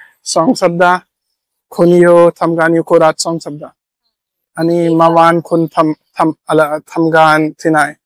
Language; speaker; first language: Thai; non-native, learner; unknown